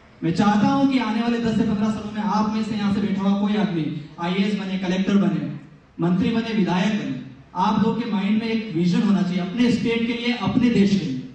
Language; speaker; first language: Hindi; native; Hindi